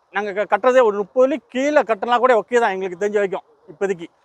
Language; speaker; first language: Tamil; early bilingual, heritage; Tamil